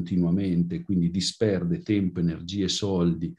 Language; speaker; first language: Italian; native; Italian